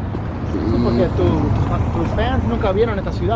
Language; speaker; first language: Spanish; non-native, learner; Haitian Creole